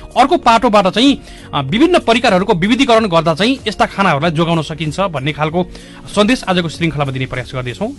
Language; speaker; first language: Nepali; native; Nepali